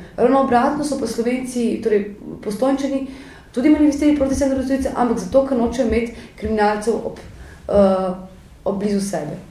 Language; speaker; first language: Slovenian; native; Slovenian